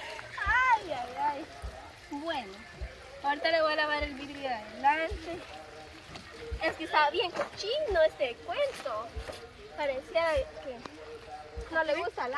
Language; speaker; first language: Spanish; native; Spanish